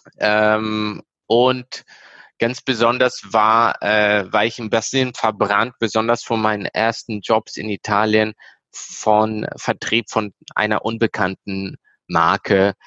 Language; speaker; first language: German; early bilingual, heritage; German